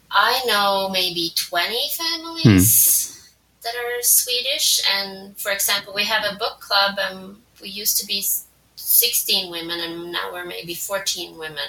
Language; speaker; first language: English; non-native, fluent; Swedish